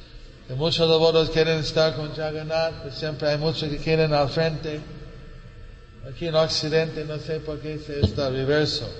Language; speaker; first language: Spanish; non-native, learner; English